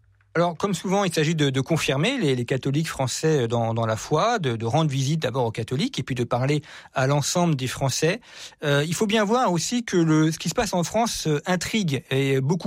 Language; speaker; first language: French; native; French